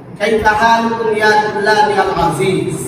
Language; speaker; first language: Arabic; non-native, fluent; Bangla